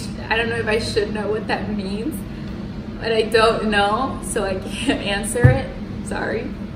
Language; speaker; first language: English; early bilingual, other home language; Spanish